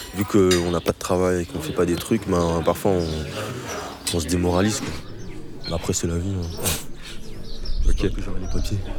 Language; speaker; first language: French; early bilingual, other home language; Kabuverdianu